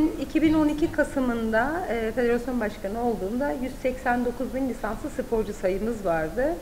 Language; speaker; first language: Turkish; native; Turkish